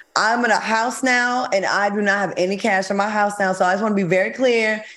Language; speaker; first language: English; native; English